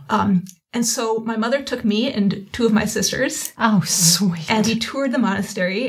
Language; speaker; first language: English; native; English